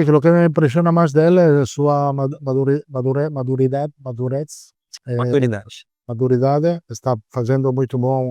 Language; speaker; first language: Portuguese; non-native, learner; Italian